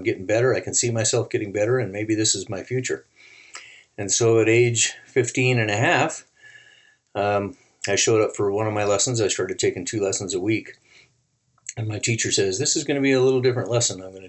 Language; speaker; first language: English; native; English